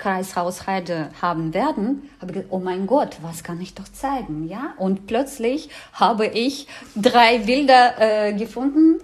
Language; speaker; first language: German; non-native, learner; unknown